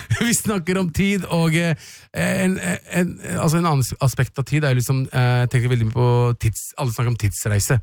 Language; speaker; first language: Norwegian; native; Norwegian